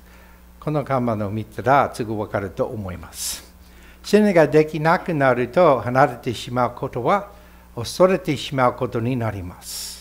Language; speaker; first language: Japanese; non-native, fluent; English